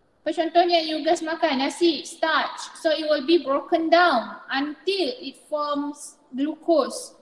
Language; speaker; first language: English; non-native, local second language; Malay